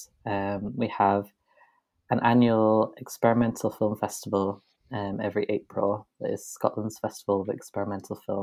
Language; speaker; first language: English; native; English